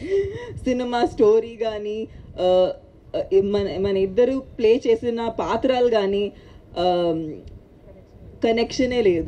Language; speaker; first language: Telugu; non-native, local second language; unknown